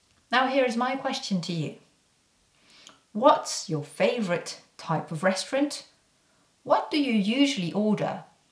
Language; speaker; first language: English; non-native, fluent; French